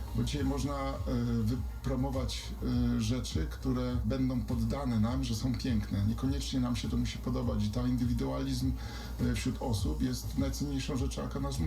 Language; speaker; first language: Polish; native; Polish